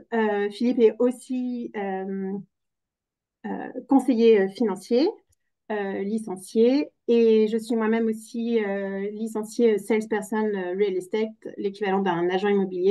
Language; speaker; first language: French; native; French